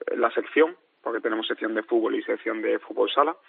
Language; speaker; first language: Spanish; native; Spanish